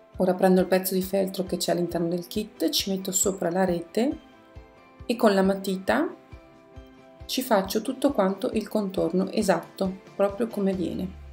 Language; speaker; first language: Italian; native; Italian